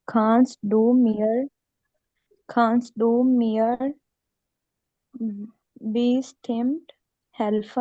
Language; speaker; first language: German; non-native, learner; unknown